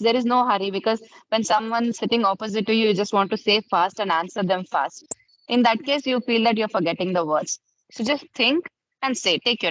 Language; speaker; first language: English; non-native, fluent; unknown